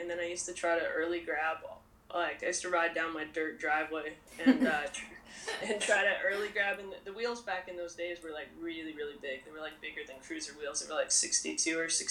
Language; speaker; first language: English; native; English